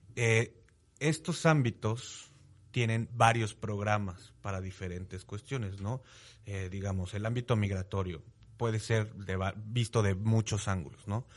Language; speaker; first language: Spanish; native; Spanish